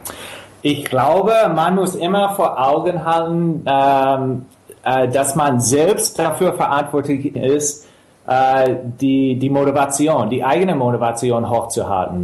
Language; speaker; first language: German; non-native, fluent; English